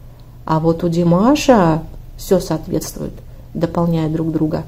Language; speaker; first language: Russian; native; Russian